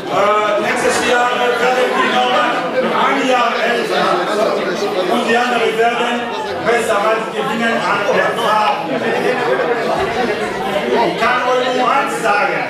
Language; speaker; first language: German; non-native, learner; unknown